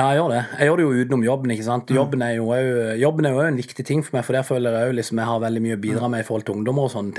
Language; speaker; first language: Norwegian; native; Norwegian